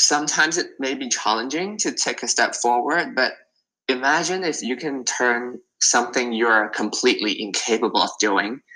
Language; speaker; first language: English; non-native, local second language; Cantonese